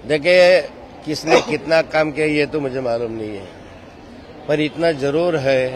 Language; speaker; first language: Hindi; non-native, local second language; Marathi